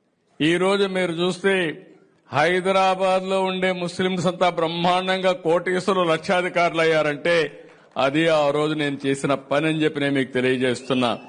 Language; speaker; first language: Telugu; native; Telugu